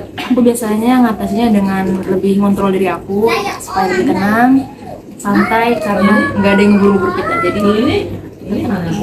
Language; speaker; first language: Indonesian; native; Indonesian